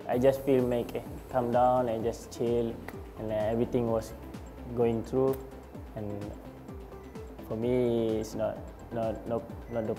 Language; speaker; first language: English; non-native, learner; Malay